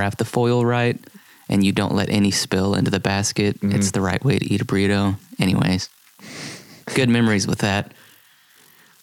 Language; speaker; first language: English; native; English